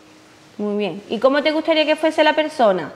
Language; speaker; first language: Spanish; native; Spanish